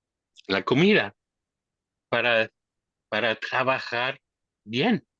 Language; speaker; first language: Spanish; non-native, learner; English